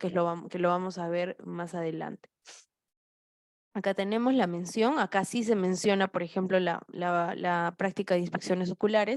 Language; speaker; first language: Spanish; native; Spanish